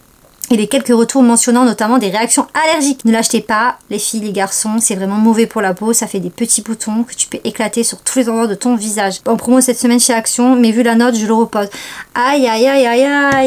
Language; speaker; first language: French; native; French